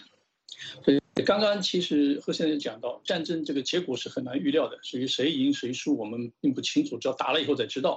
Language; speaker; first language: Chinese; native; Chinese